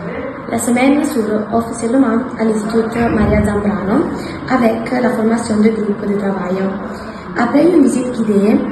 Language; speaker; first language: French; non-native, learner; Italian